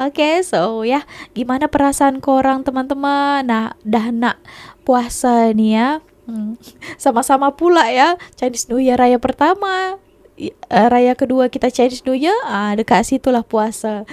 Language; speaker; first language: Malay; non-native, local second language; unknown